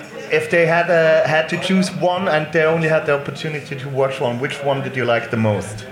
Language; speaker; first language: English; non-native, fluent; German